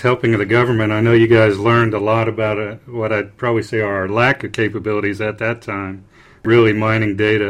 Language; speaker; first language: English; native; English